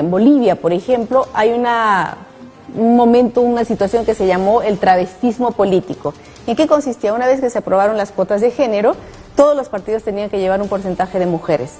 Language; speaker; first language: Spanish; native; Spanish